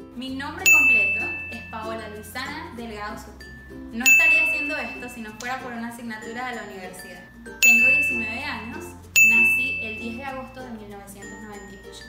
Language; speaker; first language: Spanish; native; Spanish